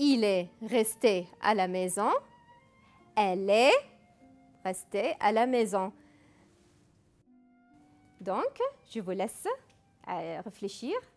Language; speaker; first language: French; non-native, fluent; Arabic